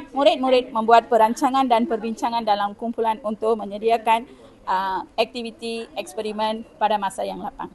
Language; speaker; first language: Malay; non-native, local second language; Tamil